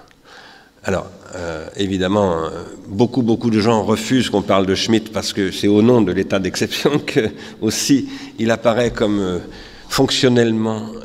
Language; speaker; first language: French; native; French